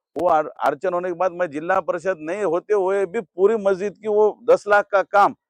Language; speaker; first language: Hindi; non-native, local second language; Marathi